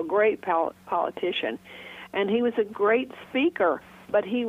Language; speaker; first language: English; native; English